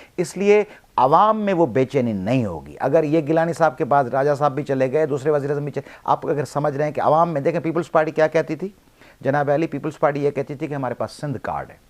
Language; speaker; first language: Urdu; non-native, local second language; Sindhi